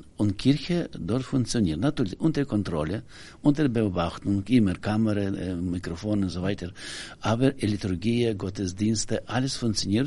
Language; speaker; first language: German; non-native, learner; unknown